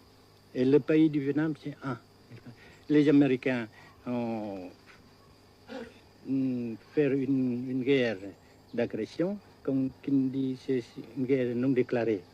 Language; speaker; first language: French; non-native, fluent; Vietnamese